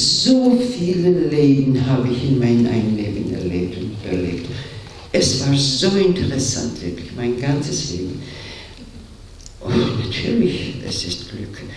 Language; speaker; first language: German; non-native, fluent; Georgian